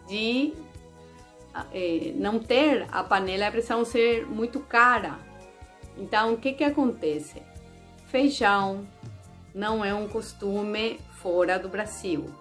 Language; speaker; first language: Portuguese; non-native, fluent; Spanish